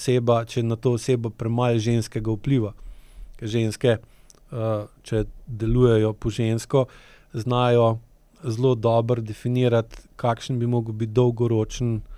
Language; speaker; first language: Slovenian; native; Slovenian